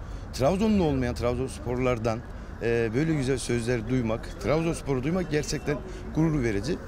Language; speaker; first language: Turkish; native; Turkish